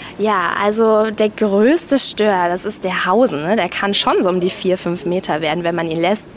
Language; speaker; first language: German; native; German